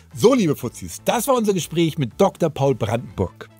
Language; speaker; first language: German; native; German